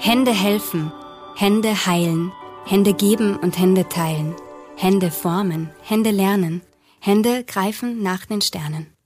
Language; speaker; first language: German; native; German